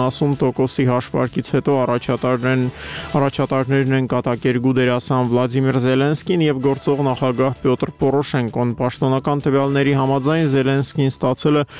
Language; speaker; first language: Armenian; native; Armenian